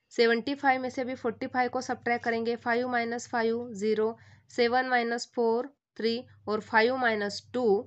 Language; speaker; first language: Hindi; non-native, local second language; Marathi